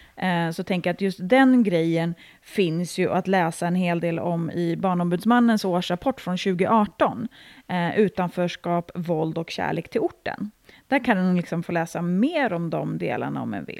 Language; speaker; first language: Swedish; native; Swedish